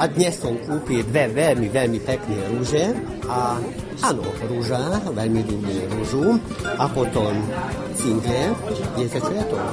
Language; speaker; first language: Slovak; non-native, local second language; Hungarian